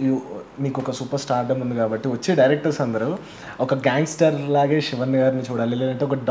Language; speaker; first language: Telugu; native; Telugu